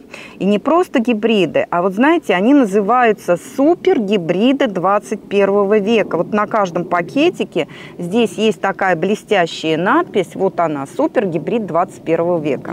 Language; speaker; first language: Russian; native; Russian